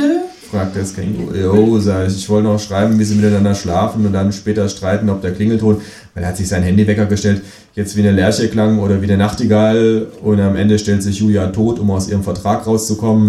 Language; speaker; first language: German; native; German